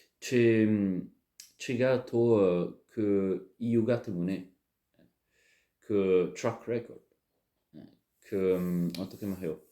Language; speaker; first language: Korean; non-native, learner; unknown